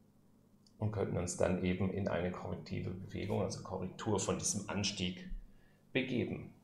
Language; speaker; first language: German; native; German